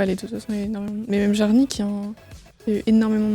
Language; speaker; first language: French; native; French